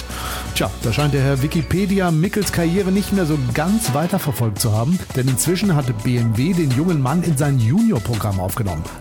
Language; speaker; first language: German; native; German